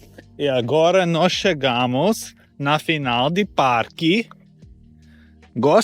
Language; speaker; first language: Portuguese; non-native, learner; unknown